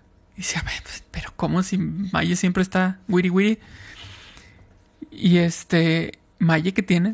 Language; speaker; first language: Spanish; native; Spanish